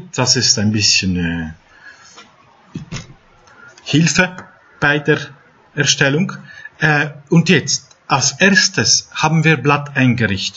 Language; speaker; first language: German; non-native, fluent; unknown